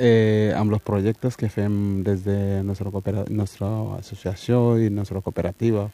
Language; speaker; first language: Catalan; early bilingual, other home language; Wolof